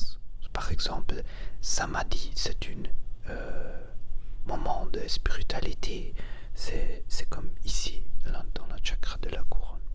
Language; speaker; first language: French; non-native, learner; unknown